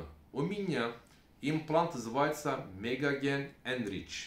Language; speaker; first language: Russian; non-native, learner; Turkish